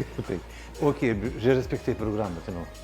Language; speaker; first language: French; non-native, learner; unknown